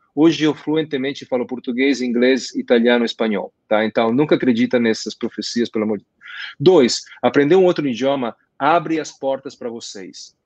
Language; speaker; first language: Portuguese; non-native, fluent; Italian